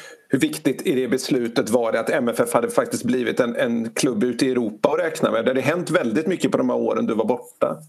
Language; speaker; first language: Swedish; native; Swedish